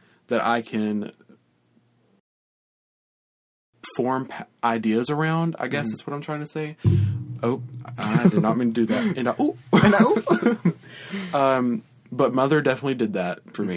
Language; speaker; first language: English; native; English